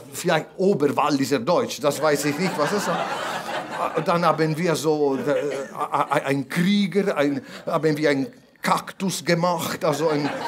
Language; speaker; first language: German; non-native, fluent; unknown